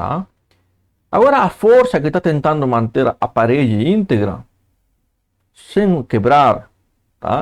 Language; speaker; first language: Portuguese; native; Portuguese